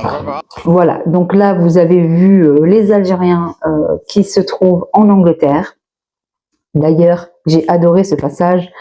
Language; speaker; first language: French; native; French